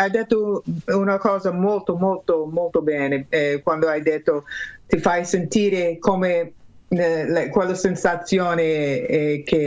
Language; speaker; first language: Italian; non-native, learner; English